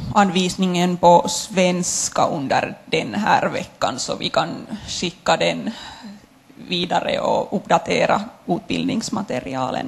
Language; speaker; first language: Swedish; non-native, local second language; Finnish